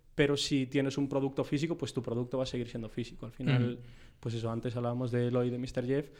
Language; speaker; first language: Spanish; native; Spanish